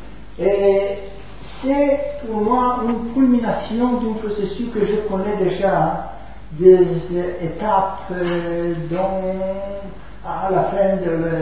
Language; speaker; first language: French; non-native, fluent; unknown